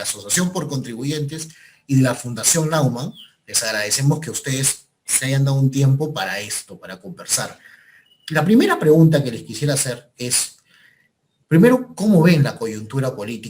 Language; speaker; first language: Spanish; native; Spanish